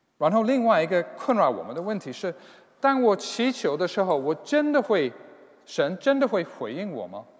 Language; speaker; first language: Chinese; non-native, fluent; English